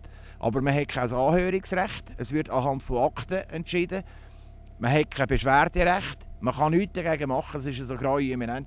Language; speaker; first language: German; native; German